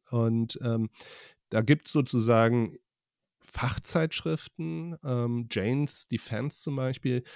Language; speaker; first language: German; native; German